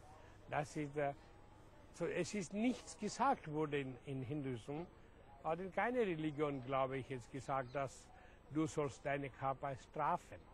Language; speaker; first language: German; non-native, fluent; Hindi